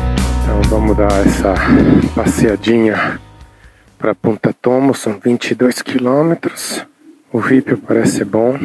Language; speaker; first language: Portuguese; non-native, fluent; Italian